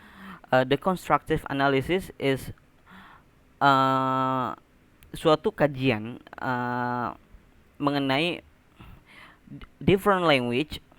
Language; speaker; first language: English; non-native, learner; Indonesian